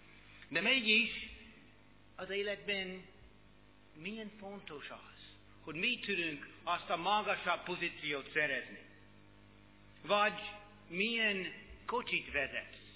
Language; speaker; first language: Hungarian; non-native, learner; English